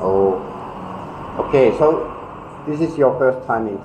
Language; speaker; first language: English; non-native, learner; Finnish